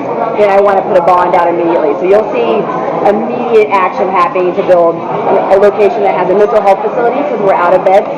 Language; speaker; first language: English; native; English